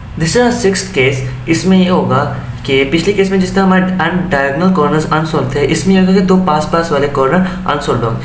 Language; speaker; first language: Urdu; native; Urdu